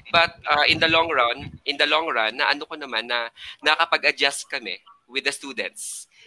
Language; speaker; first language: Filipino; non-native, local second language; Hiligaynon